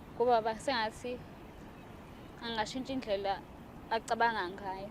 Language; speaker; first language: Zulu; native; Zulu